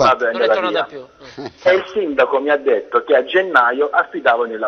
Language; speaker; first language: Italian; native; Italian